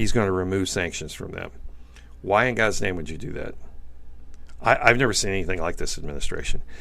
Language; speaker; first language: English; native; English